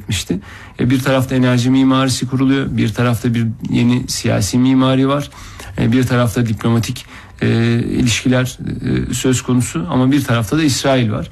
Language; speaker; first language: Turkish; native; Turkish